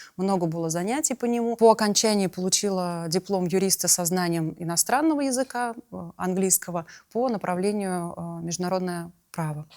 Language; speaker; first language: Russian; native; Russian